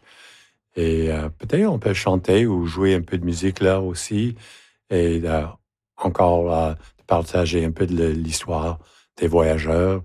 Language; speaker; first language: French; native; French